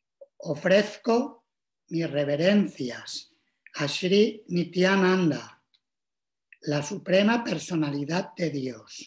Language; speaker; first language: Spanish; native; Spanish